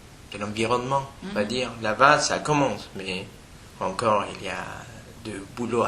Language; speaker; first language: French; non-native, fluent; Spanish